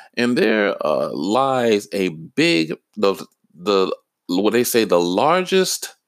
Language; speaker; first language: English; native; English